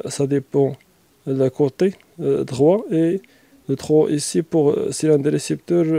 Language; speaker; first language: French; non-native, local second language; Arabic